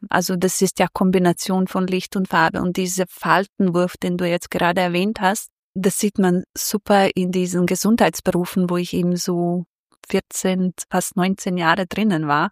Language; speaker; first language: German; non-native, fluent; Bosnian